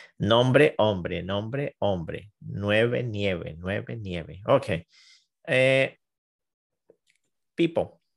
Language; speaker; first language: Spanish; non-native, fluent; English